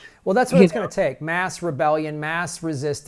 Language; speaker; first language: English; native; English